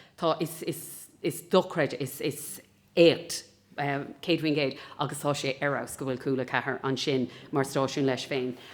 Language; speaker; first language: Irish; native; Irish